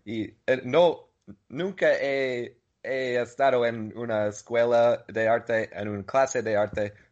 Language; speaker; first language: Spanish; non-native, learner; English